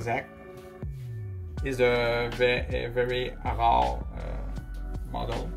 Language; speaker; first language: English; non-native, learner; French